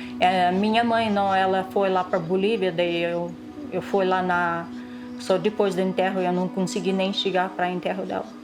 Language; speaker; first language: Portuguese; non-native, local second language; Russian